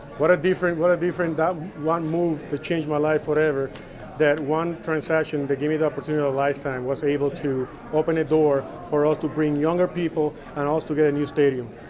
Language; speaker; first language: English; non-native, local second language; Spanish